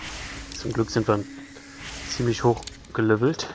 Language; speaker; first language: German; native; German